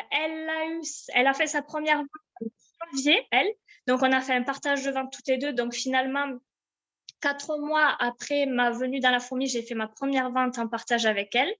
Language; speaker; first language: French; native; French